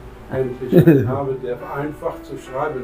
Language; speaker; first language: German; non-native, fluent; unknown